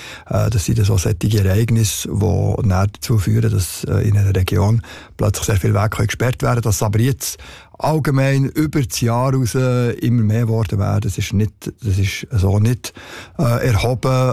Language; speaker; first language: German; native; German